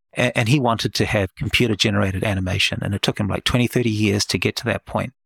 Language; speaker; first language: English; native; English